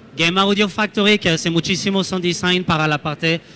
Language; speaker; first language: Spanish; non-native, fluent; French